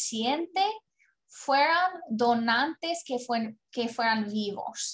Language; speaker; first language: Spanish; non-native, learner; English